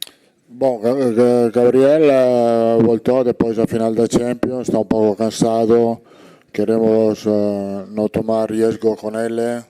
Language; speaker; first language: Portuguese; non-native, fluent; Italian